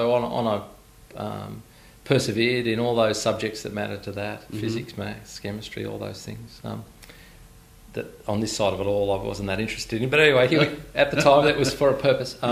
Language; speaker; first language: English; native; English